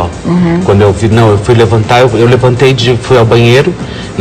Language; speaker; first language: Portuguese; native; Portuguese